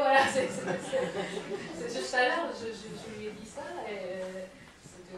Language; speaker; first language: French; non-native, fluent; Japanese